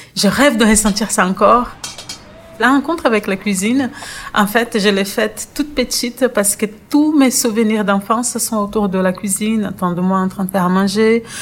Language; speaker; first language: French; non-native, fluent; Portuguese